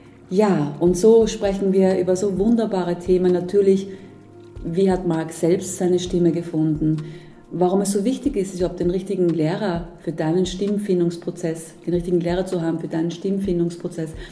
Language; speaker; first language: German; native; German